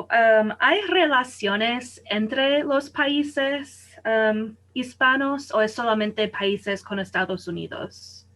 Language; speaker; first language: Spanish; non-native, fluent; English